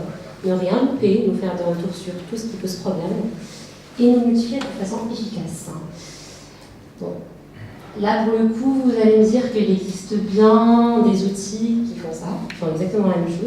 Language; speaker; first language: French; native; French